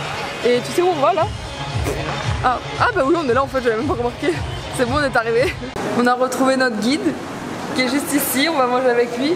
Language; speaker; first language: French; native; French